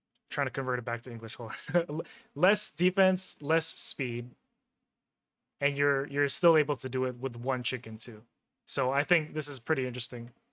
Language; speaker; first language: English; native; English